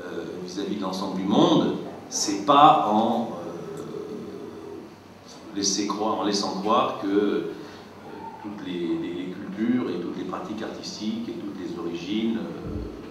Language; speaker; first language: French; native; French